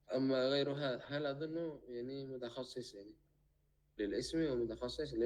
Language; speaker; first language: Arabic; non-native, fluent; Indonesian